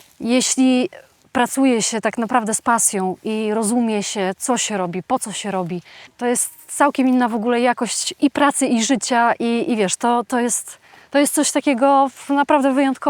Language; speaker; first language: Polish; native; Polish